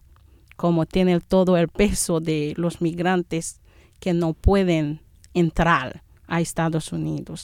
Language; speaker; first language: Spanish; non-native, fluent; Haitian Creole